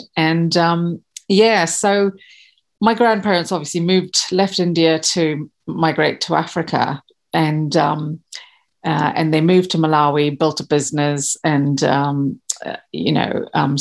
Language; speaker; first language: English; non-native, local second language; Kachhi